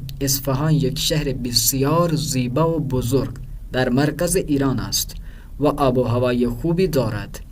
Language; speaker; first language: Persian; non-native, fluent; Urdu